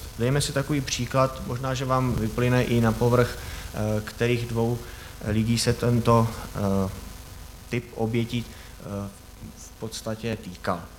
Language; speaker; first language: Czech; native; Czech